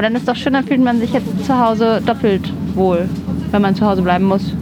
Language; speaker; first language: German; native; German